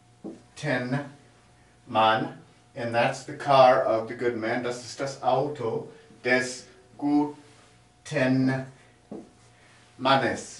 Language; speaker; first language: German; non-native, fluent; English